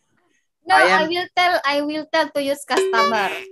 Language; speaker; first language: English; non-native, learner; Indonesian